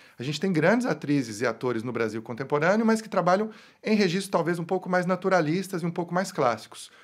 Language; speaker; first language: Portuguese; native; Portuguese